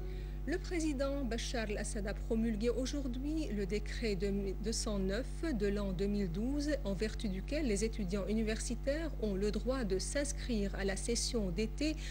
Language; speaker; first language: French; non-native, fluent; Arabic